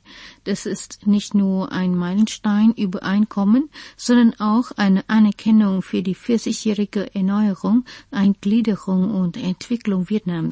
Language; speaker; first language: German; non-native, fluent; Vietnamese